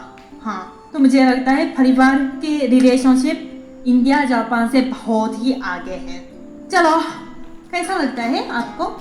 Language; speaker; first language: Hindi; non-native, fluent; Japanese